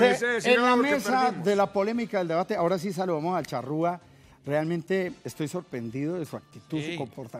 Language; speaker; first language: Spanish; native; Spanish